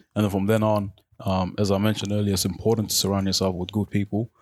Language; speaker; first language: English; non-native, local second language; Arabic